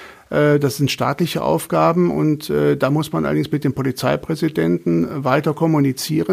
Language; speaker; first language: German; native; German